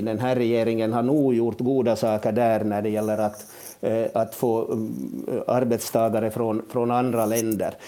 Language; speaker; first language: Swedish; native; Swedish